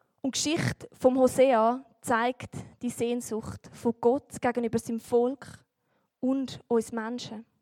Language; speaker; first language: German; native; German